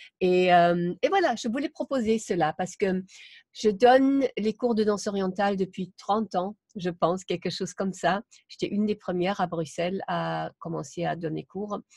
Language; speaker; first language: French; non-native, fluent; German